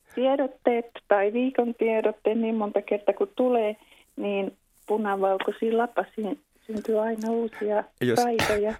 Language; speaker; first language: Finnish; native; Finnish